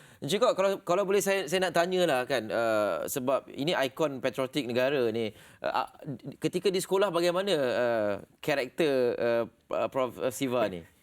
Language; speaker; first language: Malay; native; Malay